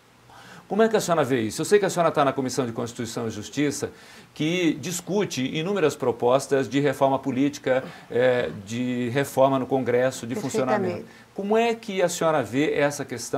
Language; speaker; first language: Portuguese; native; Portuguese